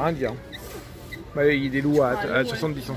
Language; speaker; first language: French; native; French